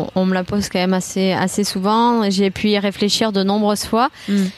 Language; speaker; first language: French; native; French